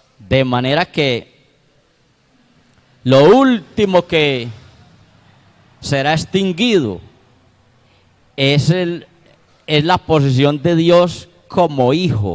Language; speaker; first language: Spanish; native; Spanish